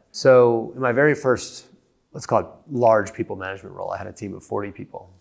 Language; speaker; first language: English; native; English